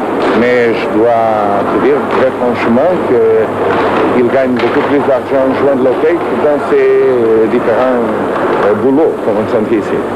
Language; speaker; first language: French; non-native, fluent; Portuguese